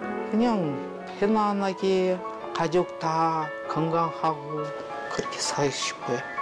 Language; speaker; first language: Korean; non-native, learner; Russian